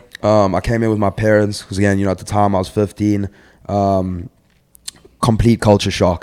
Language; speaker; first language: English; native; English